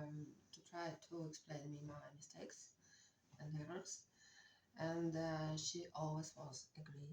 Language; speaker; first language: English; non-native, learner; Russian